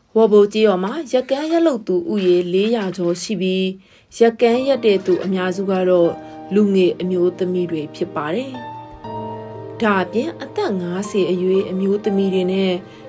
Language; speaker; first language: Burmese; native; Burmese